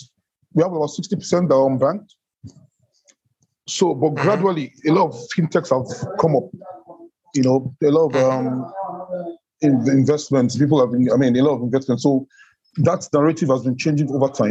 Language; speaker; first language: English; non-native, local second language; Yoruba